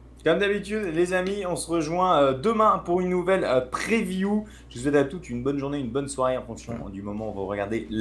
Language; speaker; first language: French; native; French